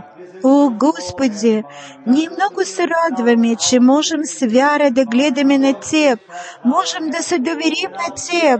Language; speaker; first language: Bulgarian; non-native, fluent; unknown